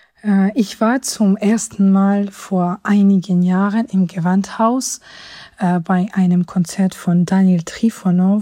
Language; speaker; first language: German; non-native, fluent; Georgian